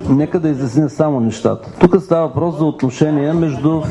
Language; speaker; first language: Bulgarian; native; Bulgarian